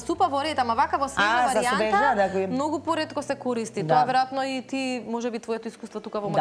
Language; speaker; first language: Macedonian; native; Macedonian